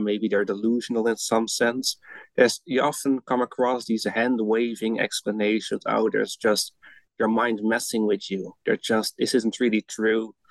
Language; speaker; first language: English; non-native, fluent; Dutch